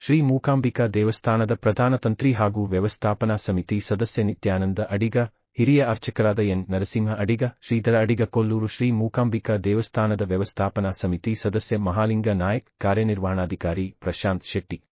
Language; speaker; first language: Kannada; native; Kannada